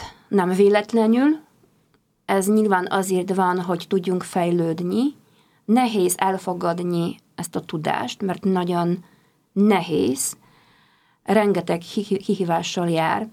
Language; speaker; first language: Hungarian; non-native, fluent; Polish